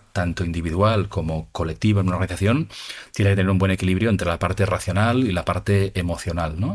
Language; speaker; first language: Spanish; native; Spanish